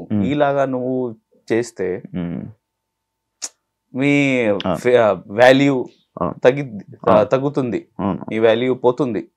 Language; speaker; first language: Telugu; non-native, local second language; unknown